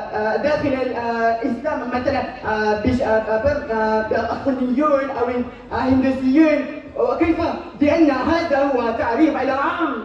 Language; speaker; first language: Arabic; non-native, learner; Malay